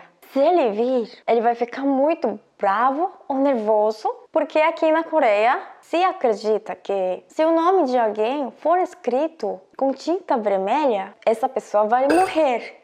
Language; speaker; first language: Portuguese; non-native, fluent; Korean